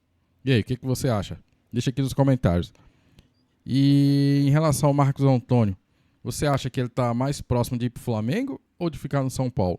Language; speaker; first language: Portuguese; native; Portuguese